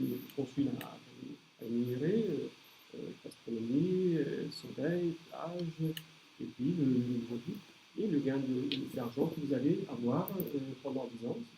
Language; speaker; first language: French; native; French